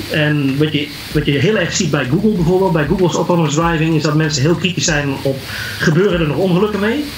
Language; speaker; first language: Dutch; native; Dutch